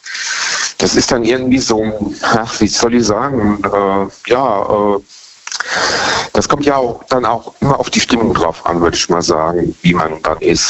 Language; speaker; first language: German; native; German